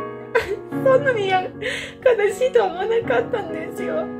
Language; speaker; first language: Japanese; non-native, fluent; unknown